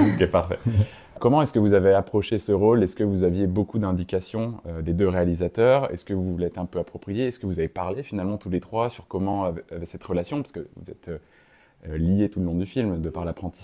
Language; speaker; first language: French; native; French